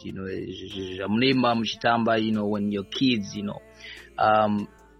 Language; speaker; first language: English; non-native, local second language; Shona